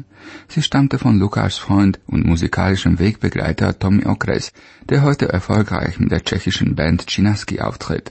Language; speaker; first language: German; native; German